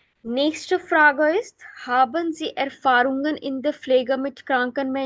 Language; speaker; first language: German; non-native, fluent; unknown